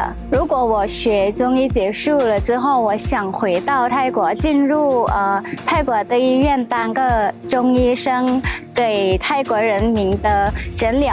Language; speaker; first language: Chinese; non-native, fluent; Thai